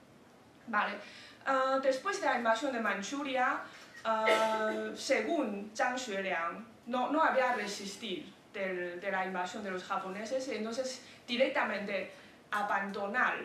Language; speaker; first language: Spanish; non-native, fluent; Chinese